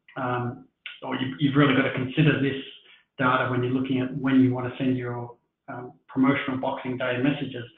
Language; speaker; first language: English; native; English